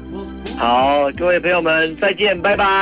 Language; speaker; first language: Chinese; native; Chinese